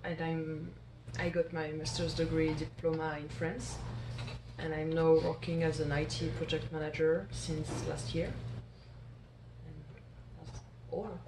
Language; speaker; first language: English; non-native, fluent; French